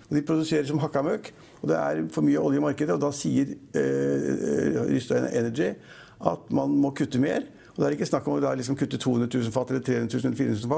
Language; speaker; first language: Norwegian; native; Norwegian